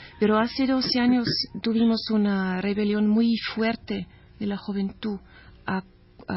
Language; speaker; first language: Spanish; non-native, learner; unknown